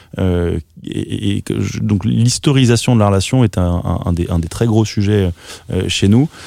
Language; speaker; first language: French; native; French